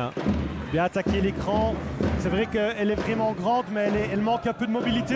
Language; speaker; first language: French; native; French